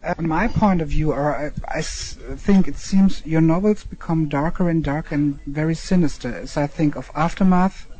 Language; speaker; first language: English; non-native, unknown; German